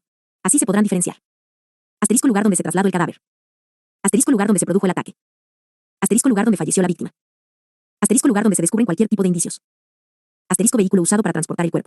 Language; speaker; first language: Spanish; native; Spanish